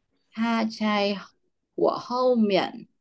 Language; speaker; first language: Chinese; non-native, learner; Vietnamese